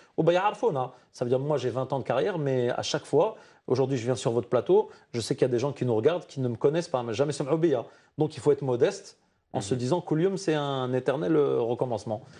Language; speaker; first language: French; non-native, local second language; Arabic